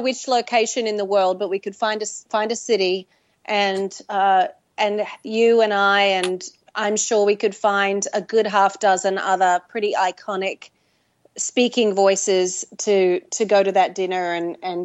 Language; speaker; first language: English; native; English